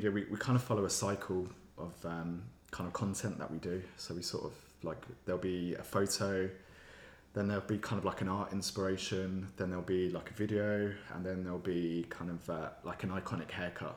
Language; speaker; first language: English; native; English